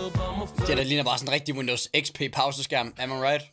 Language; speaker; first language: Danish; native; Danish